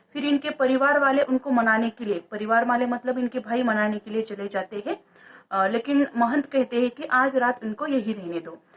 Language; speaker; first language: Hindi; non-native, local second language; Marathi